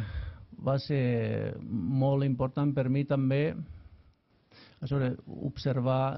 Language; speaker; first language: Catalan; non-native, fluent; Finnish